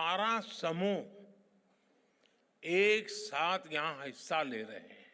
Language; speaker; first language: Hindi; non-native, local second language; Gujarati